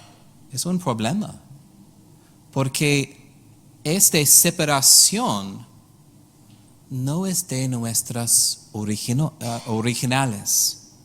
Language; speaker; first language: Spanish; non-native, learner; English